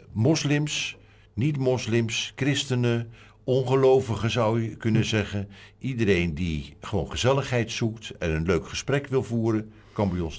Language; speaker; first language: Dutch; native; Dutch